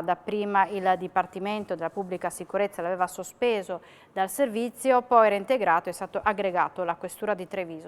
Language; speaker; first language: Italian; native; Italian